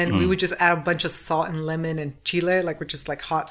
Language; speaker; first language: English; early bilingual, other home language; Spanish